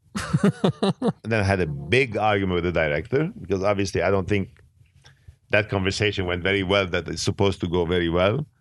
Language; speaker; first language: English; non-native, fluent; Arabic